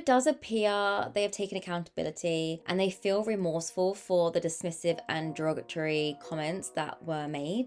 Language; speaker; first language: English; native; English